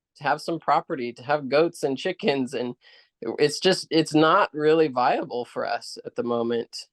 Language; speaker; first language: English; native; English